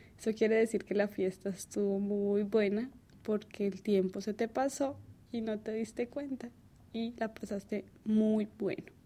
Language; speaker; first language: Spanish; native; Spanish